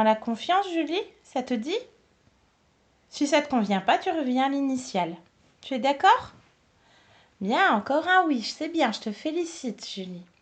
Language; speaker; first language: French; native; French